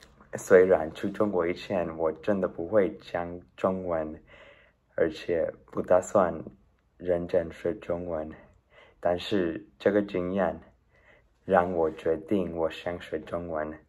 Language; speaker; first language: Chinese; non-native, learner; Spanish